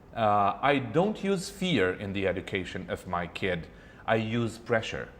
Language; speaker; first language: English; non-native, fluent; Romanian